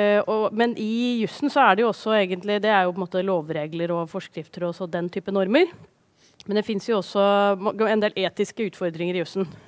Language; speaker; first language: Norwegian; native; Norwegian